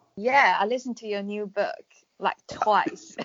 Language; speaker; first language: English; non-native, fluent; Chinese